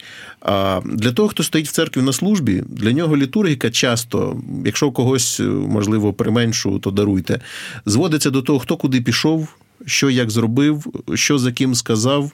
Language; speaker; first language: Ukrainian; native; Ukrainian